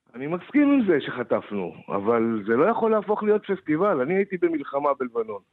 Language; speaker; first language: Hebrew; native; Hebrew